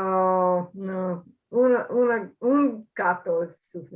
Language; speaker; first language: Spanish; non-native, learner; English